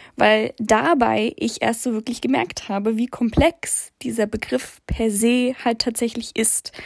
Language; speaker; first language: German; early bilingual, other home language; English